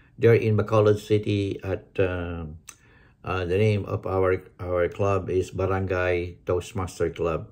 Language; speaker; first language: English; non-native, local second language; Filipino